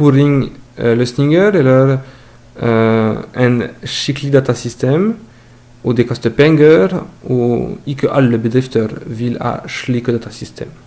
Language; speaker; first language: Norwegian; non-native, fluent; French